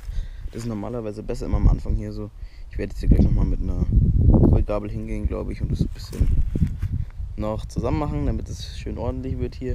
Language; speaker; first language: German; native; German